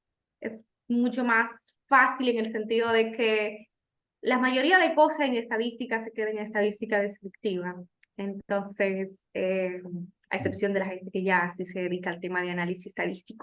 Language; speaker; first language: Spanish; native; Spanish